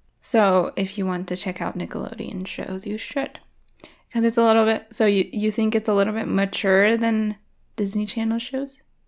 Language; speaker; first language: English; early bilingual, other home language; Japanese